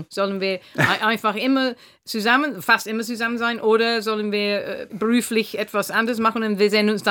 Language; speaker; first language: German; non-native, fluent; English